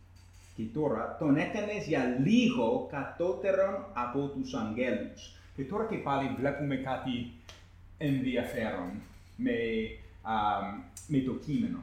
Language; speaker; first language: Greek; non-native, fluent; English